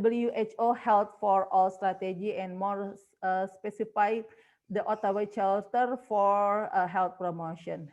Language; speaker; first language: English; non-native, learner; Indonesian